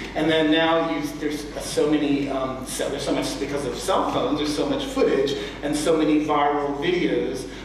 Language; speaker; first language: English; native; English